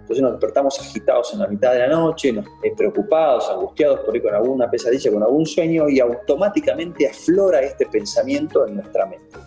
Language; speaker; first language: Spanish; native; Spanish